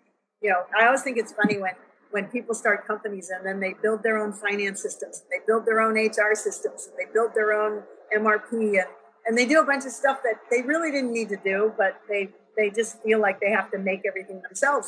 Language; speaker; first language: English; native; English